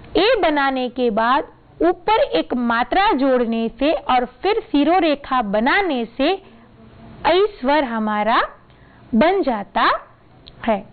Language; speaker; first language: Hindi; non-native, local second language; Gujarati